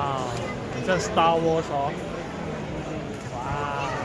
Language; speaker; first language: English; non-native, local second language; Chinese